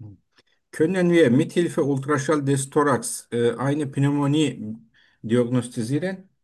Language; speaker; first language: German; non-native, fluent; Turkish